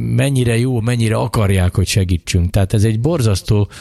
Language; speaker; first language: Hungarian; native; Hungarian